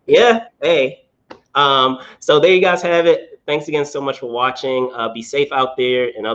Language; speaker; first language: English; native; English